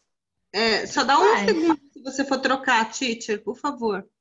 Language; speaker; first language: Portuguese; native; Portuguese